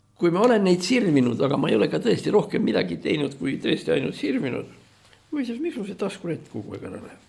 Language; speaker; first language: Estonian; native; Estonian